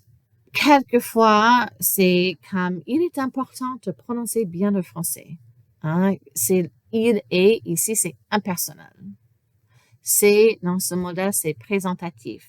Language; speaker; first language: French; non-native, fluent; English